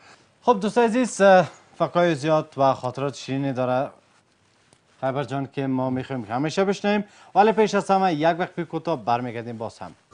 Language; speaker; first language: Persian; native; Persian